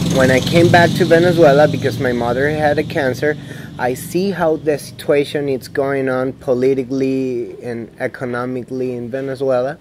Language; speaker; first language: English; non-native, fluent; Spanish